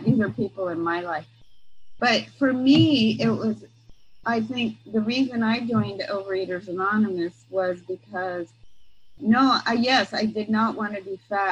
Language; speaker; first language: English; native; English